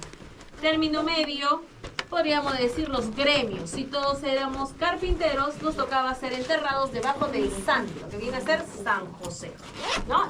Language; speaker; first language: Spanish; native; Spanish